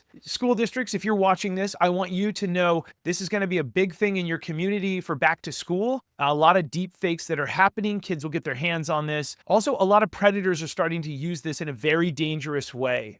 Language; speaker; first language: English; native; English